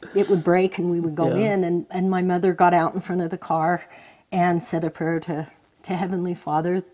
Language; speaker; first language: English; native; English